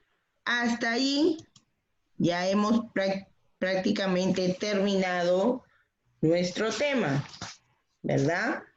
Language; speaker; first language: Spanish; native; Spanish